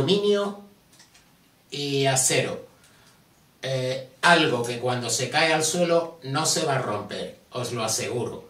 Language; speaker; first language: Spanish; native; Spanish